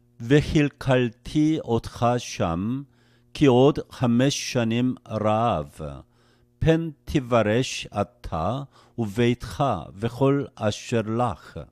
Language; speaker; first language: Hebrew; non-native, fluent; Korean